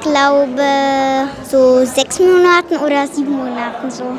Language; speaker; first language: German; non-native, learner; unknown